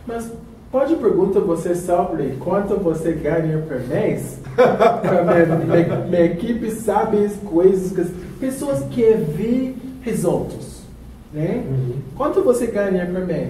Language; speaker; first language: Portuguese; non-native, learner; English